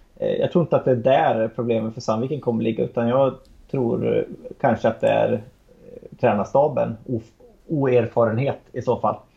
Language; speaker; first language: Swedish; native; Swedish